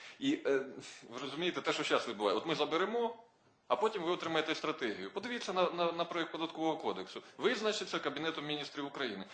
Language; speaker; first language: Ukrainian; native; Ukrainian